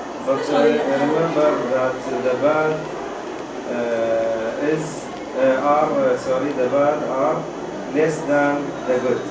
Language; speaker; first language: English; non-native, learner; Arabic